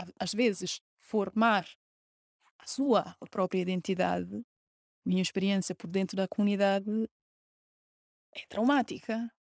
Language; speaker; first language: Portuguese; non-native, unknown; Italian